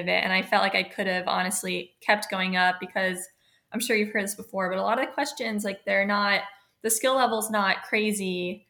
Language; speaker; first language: English; native; English